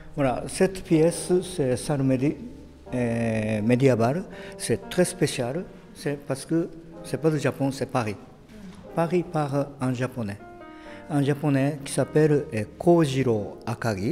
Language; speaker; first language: French; non-native, fluent; Japanese